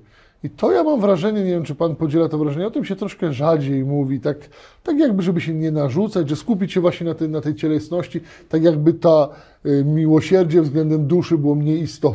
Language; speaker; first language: Polish; native; Polish